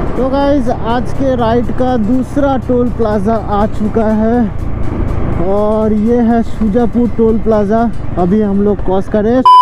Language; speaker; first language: Hindi; non-native, local second language; Bangla